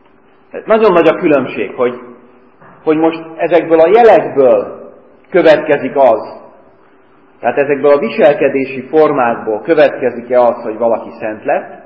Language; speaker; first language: Hungarian; native; Hungarian